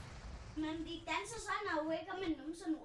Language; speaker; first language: Danish; early bilingual, other home language; Vietnamese